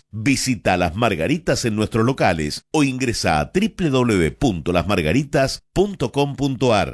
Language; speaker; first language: Spanish; native; Spanish